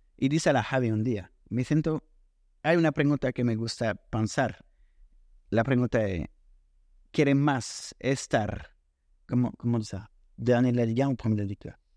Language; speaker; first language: Spanish; non-native, fluent; French